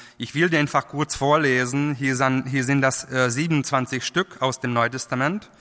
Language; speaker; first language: German; non-native, fluent; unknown